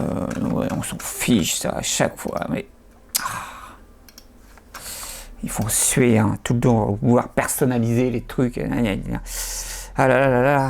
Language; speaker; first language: French; native; French